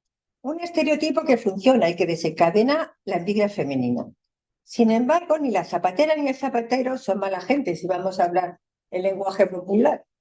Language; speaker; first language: Spanish; native; Spanish